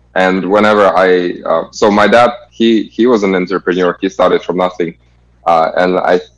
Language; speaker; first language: English; non-native, fluent; Kazakh